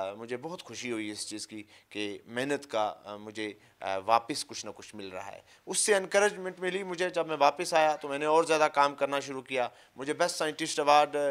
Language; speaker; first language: Urdu; non-native, local second language; Punjabi